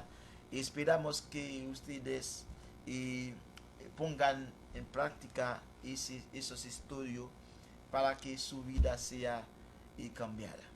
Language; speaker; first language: Spanish; non-native, fluent; Haitian Creole